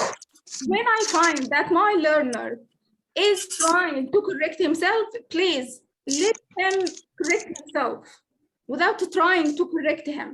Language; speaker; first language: English; non-native, fluent; Arabic